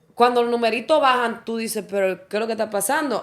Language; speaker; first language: Spanish; early bilingual, heritage; Spanish